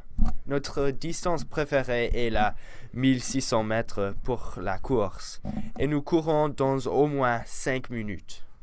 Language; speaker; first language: French; non-native, learner; English